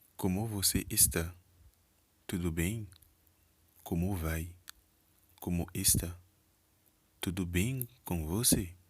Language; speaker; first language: Portuguese; non-native, learner; Haitian Creole